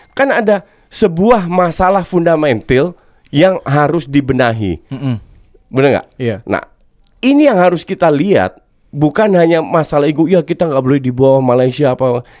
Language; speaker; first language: Indonesian; non-native, fluent; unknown